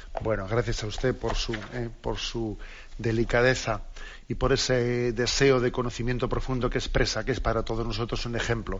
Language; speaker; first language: Spanish; native; Spanish